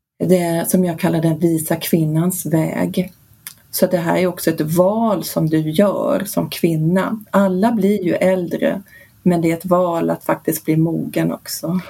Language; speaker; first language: Swedish; early bilingual, heritage; Swedish